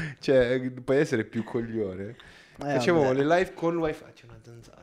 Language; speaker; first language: Italian; native; Italian